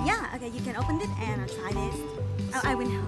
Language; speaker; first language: English; non-native, learner; Vietnamese